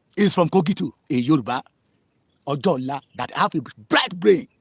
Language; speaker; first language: English; non-native, local second language; Yoruba